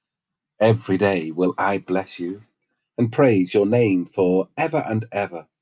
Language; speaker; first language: English; native; English